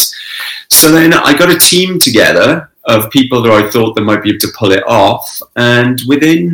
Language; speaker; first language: English; native; English